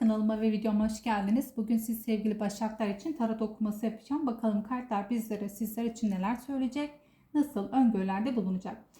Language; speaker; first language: Turkish; native; Turkish